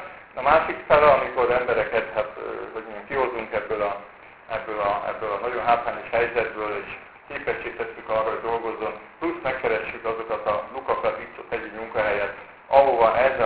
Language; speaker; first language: Hungarian; native; Hungarian